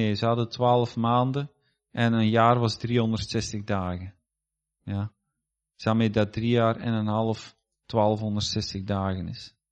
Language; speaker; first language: Dutch; native; Dutch